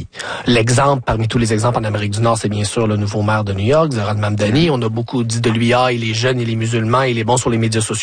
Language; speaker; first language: French; native; French